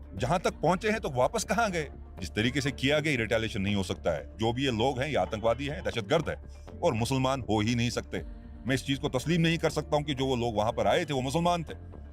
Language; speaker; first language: Hindi; non-native, local second language; Kashmiri